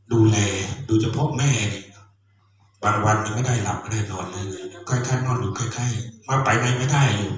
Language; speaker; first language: Thai; non-native, local second language; Khmer